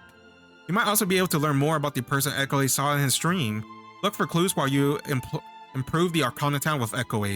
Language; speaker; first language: English; native; English